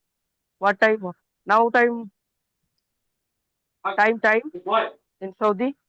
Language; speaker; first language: English; non-native, learner; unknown